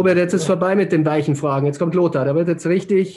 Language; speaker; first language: German; native; German